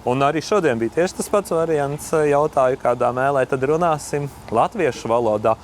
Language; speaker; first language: Latvian; native; Latvian